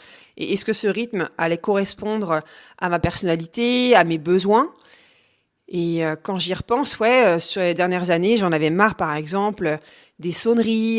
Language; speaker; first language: French; native; French